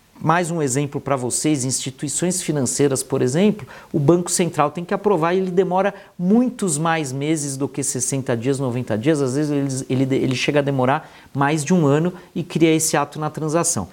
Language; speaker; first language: Portuguese; native; Portuguese